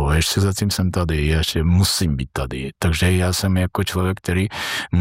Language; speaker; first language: Czech; non-native, learner; Georgian